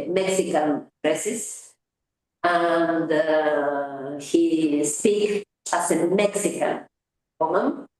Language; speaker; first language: English; non-native, fluent; Spanish